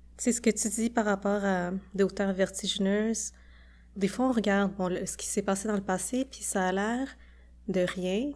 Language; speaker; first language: French; early bilingual, other home language; Khmer